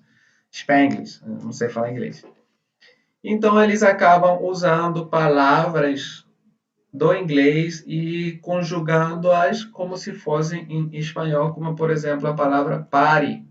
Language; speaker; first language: Portuguese; non-native, fluent; Spanish